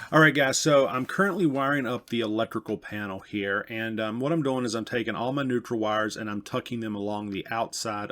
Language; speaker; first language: English; native; English